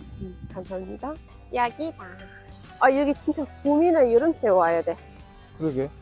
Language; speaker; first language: Korean; non-native, fluent; Arabic